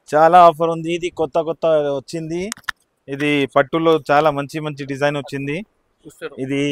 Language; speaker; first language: Telugu; non-native, local second language; Urdu